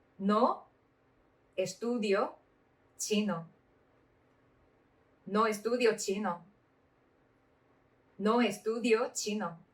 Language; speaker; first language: Spanish; non-native, fluent; Korean